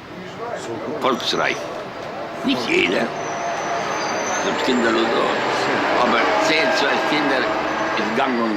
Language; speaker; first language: German; non-native, fluent; Hungarian